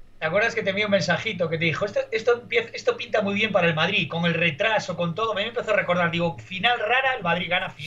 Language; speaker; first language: Spanish; native; Spanish